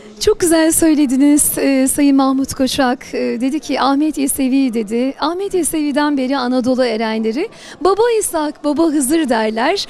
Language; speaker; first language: Turkish; native; Turkish